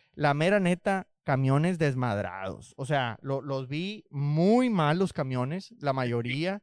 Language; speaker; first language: Spanish; native; Spanish